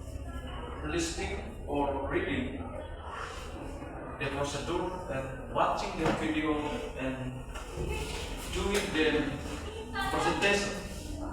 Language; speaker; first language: English; non-native, learner; Indonesian